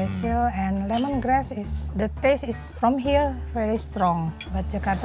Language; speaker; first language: English; non-native, learner; Indonesian